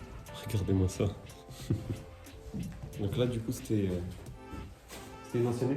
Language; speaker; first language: French; native; French